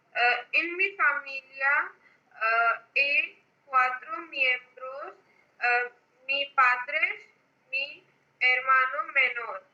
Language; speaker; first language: Spanish; non-native, learner; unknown